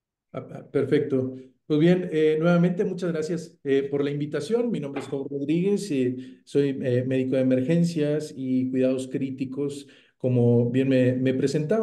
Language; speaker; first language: Spanish; native; Spanish